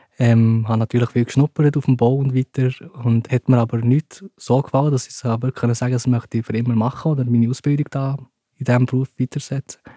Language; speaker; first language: German; early bilingual, other home language; Turkish